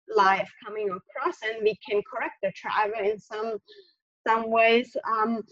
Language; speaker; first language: English; non-native, fluent; German